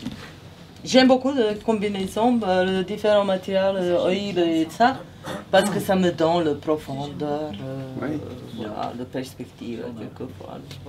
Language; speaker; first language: French; non-native, fluent; Serbian